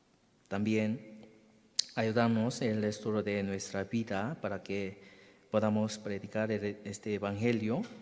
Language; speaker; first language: Spanish; non-native, learner; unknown